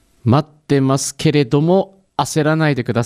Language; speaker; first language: Japanese; native; Japanese